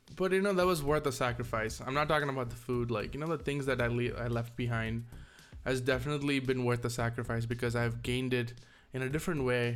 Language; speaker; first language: English; non-native, local second language; Tamil